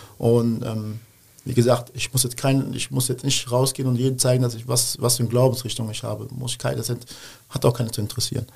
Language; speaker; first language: German; early bilingual, other home language; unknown